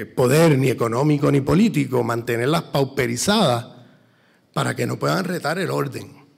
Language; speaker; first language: Spanish; native; Spanish